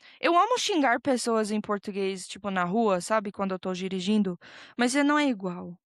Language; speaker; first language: Portuguese; non-native, fluent; English